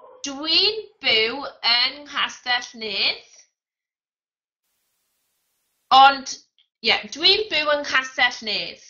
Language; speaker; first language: Welsh; non-native, fluent; English